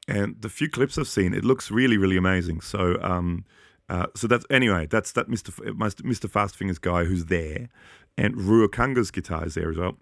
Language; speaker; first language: English; non-native, fluent; German